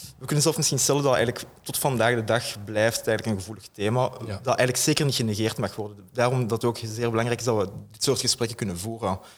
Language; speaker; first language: Dutch; native; Dutch